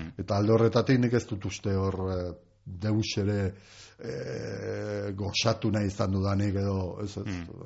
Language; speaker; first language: Basque; non-native, local second language; Spanish